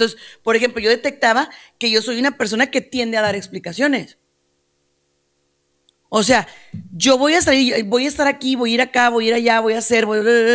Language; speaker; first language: Spanish; native; Spanish